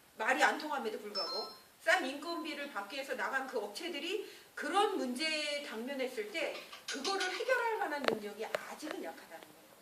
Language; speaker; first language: Korean; native; Korean